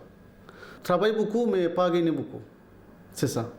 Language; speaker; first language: French; non-native, learner; Bangla